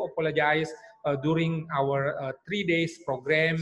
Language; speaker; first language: English; non-native, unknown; Indonesian